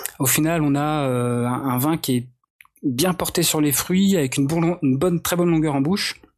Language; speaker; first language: French; native; French